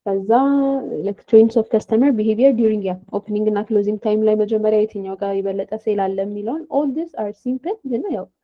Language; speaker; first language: English; non-native, fluent; Amharic